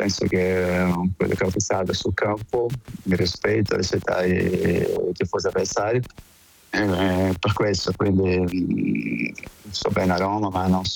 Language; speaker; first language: Italian; non-native, fluent; Portuguese